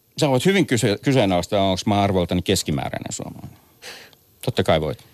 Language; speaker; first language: Finnish; native; Finnish